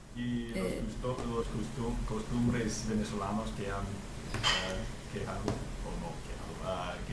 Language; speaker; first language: Spanish; non-native, fluent; English